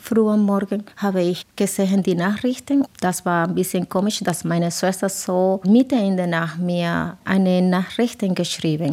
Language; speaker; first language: German; non-native, learner; Spanish